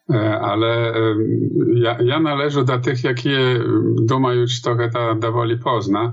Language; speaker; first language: Polish; non-native, learner; Belarusian